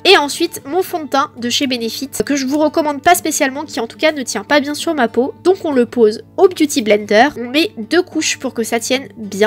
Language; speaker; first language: French; native; French